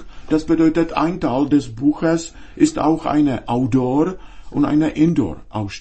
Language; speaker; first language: German; non-native, fluent; Czech